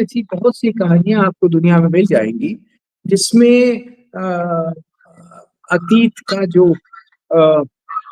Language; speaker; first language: Hindi; native; Hindi